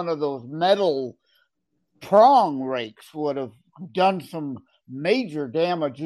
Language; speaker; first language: English; native; English